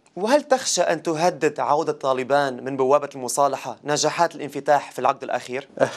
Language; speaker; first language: Arabic; native; Arabic